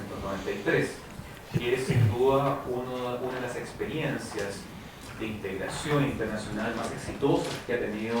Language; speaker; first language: Spanish; native; Spanish